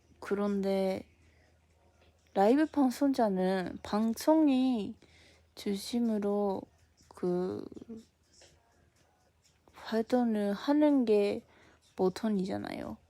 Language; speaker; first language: Korean; non-native, fluent; Japanese